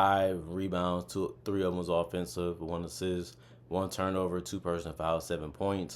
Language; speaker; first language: English; native; English